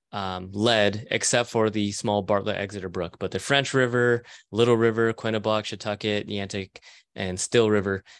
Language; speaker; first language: English; native; English